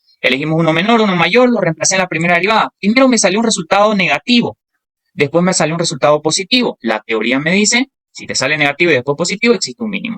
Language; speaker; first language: Spanish; native; Spanish